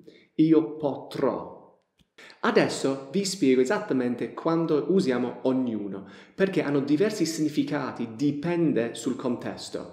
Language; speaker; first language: Italian; non-native, fluent; English